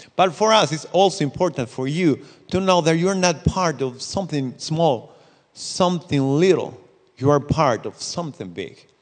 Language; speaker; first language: English; non-native, fluent; Spanish